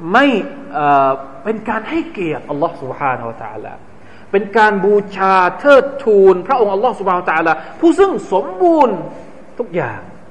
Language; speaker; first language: Thai; non-native, local second language; Malay